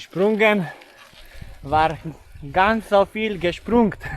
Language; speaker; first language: German; non-native, learner; Slovak